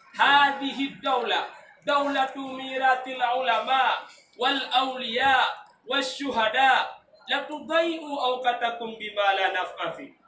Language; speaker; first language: Arabic; non-native, learner; Achinese